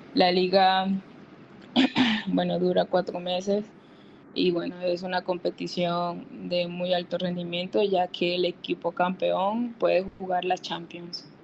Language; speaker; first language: Spanish; native; Spanish